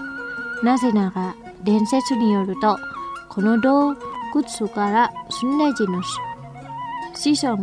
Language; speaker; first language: Japanese; non-native, fluent; Indonesian